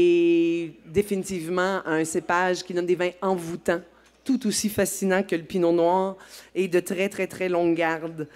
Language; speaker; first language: French; native; French